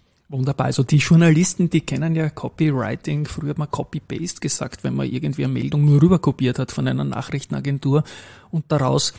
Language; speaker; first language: German; native; German